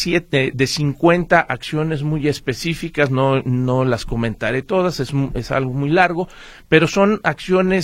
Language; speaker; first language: Spanish; native; Spanish